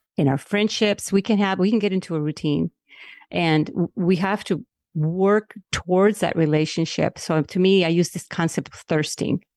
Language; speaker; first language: English; non-native, fluent; Spanish